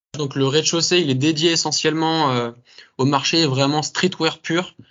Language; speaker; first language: French; native; French